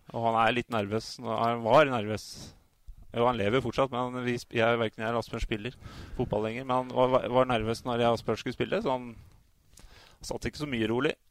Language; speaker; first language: Norwegian; native; Norwegian